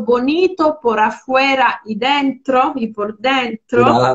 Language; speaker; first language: Spanish; non-native, fluent; Italian